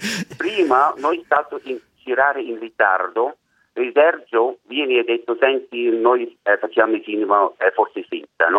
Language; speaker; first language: Italian; non-native, learner; German